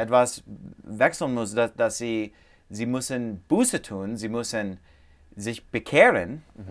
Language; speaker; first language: German; non-native, learner; English